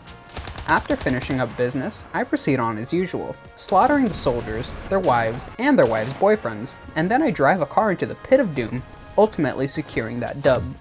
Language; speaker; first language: English; native; English